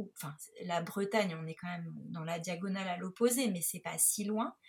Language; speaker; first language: French; native; French